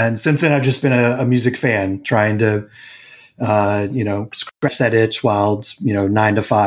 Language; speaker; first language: English; native; English